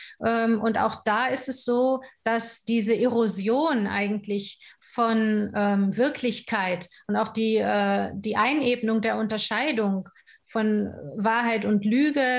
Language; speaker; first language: German; native; German